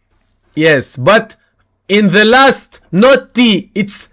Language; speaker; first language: English; non-native, learner; Arabic